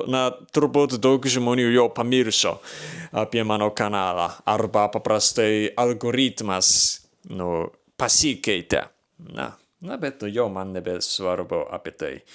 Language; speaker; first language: Lithuanian; non-native, fluent; Japanese